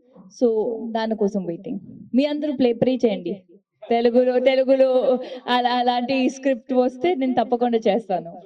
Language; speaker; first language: Telugu; non-native, learner; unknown